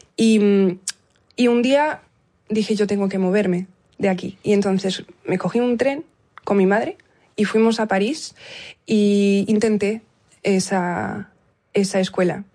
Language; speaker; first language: Spanish; early bilingual, heritage; Spanish